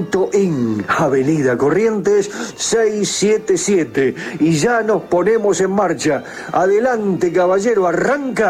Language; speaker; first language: Spanish; native; Spanish